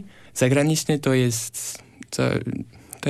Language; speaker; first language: Polish; non-native, learner; French